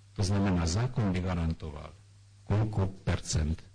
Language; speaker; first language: Slovak; non-native, local second language; Hungarian